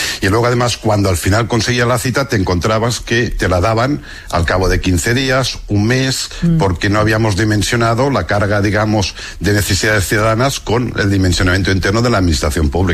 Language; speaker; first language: Spanish; non-native, local second language; Catalan